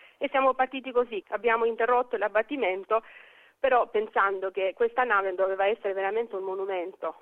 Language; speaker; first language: Italian; non-native, fluent; Albanian